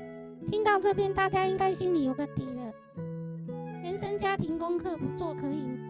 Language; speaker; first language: Chinese; native; Chinese